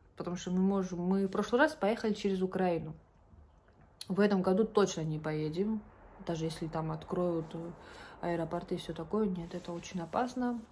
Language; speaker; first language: Russian; non-native, local second language; Georgian